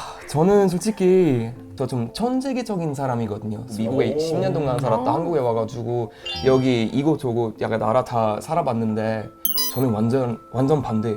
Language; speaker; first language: Korean; non-native, fluent; Swedish